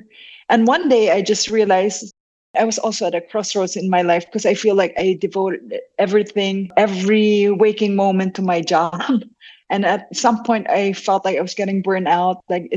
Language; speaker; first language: English; non-native, local second language; Hiligaynon